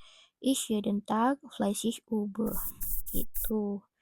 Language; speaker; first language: German; non-native, fluent; Indonesian